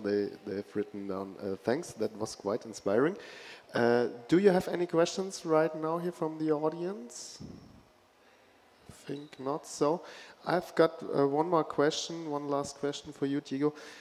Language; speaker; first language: English; non-native, fluent; German